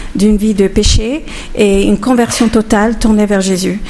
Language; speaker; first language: French; non-native, fluent; Spanish